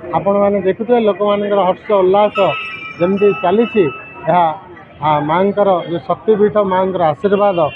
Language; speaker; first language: Odia; native; Odia